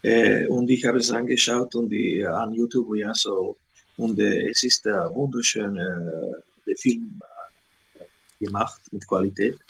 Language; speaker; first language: German; non-native, learner; Slovak